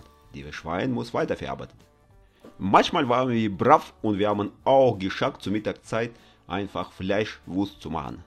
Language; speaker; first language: German; non-native, fluent; Russian